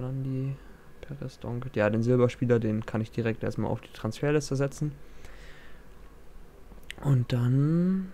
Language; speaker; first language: German; native; German